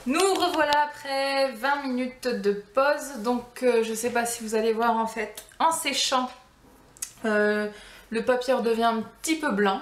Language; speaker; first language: French; native; French